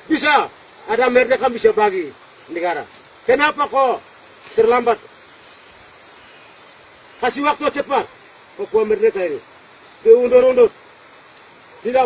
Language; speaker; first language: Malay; non-native, local second language; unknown